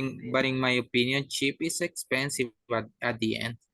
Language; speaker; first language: English; non-native, learner; Spanish